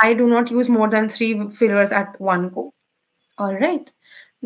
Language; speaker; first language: English; non-native, local second language; Bangla